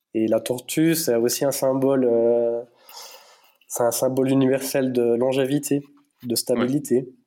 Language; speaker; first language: French; native; French